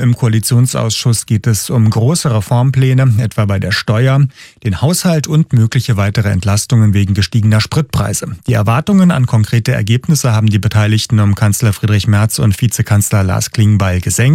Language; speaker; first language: German; native; German